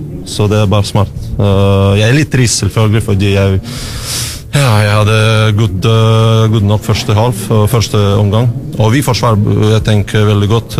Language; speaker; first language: Norwegian; non-native, learner; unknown